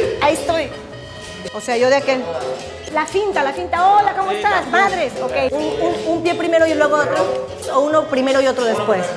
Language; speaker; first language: Spanish; native; Spanish